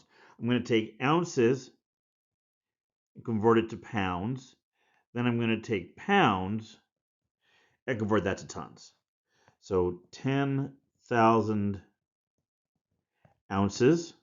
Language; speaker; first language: English; native; English